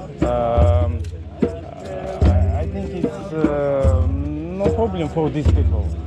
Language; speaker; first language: English; non-native, learner; Russian